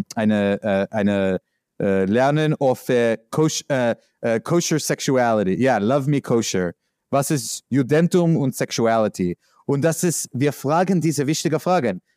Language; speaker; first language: German; non-native, learner; English